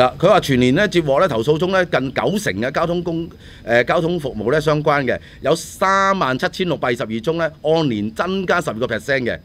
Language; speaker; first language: Cantonese; native; Cantonese